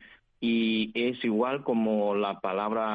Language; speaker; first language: Spanish; non-native, fluent; Chinese